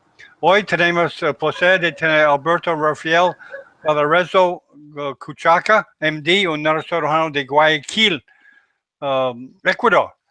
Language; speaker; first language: Spanish; non-native, learner; English